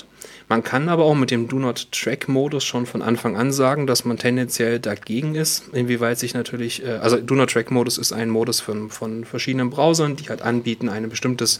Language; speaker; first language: German; native; German